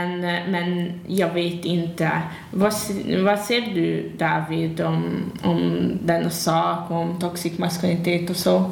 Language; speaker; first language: Swedish; non-native, learner; Hungarian